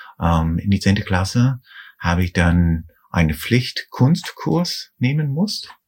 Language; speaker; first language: German; non-native, fluent; English